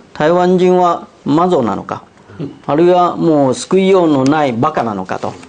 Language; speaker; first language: Japanese; non-native, fluent; Chinese